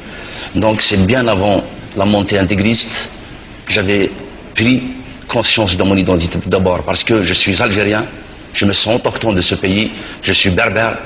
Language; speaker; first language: French; non-native, local second language; Kabyle